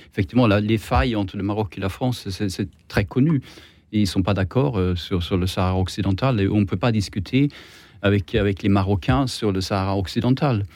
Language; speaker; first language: French; non-native, fluent; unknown